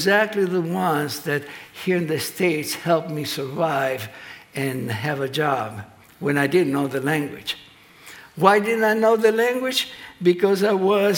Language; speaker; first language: English; non-native, fluent; Spanish